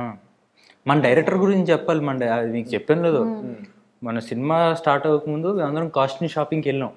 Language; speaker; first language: Telugu; native; Telugu